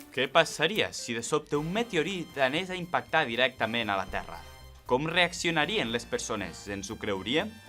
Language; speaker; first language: Catalan; non-native, local second language; Spanish